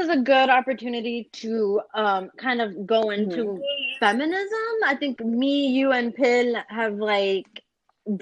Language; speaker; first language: English; native; English